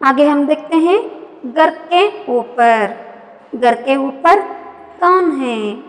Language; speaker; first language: Hindi; non-native, local second language; Kannada